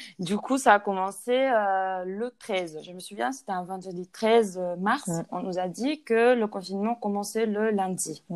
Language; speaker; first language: French; non-native, fluent; Spanish